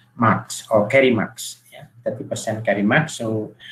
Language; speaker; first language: English; non-native, learner; Indonesian